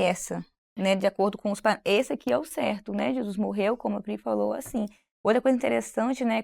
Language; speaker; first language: Portuguese; native; Portuguese